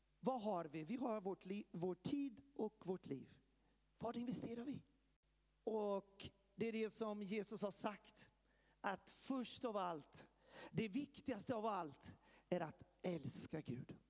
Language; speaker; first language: Swedish; early bilingual, heritage; Swedish